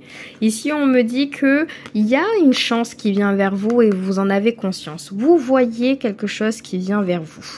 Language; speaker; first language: French; native; French